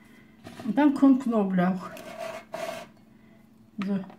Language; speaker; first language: German; non-native, fluent; Russian